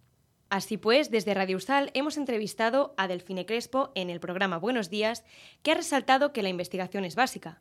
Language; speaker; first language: Spanish; native; Spanish